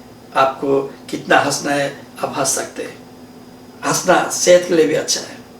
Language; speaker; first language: Hindi; non-native, learner; Nepali